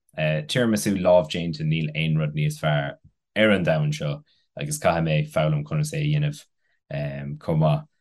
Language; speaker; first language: Irish; non-native, local second language; English